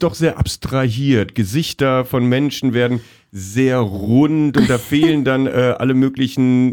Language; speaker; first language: German; native; German